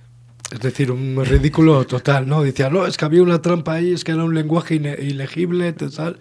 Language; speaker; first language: Spanish; native; Spanish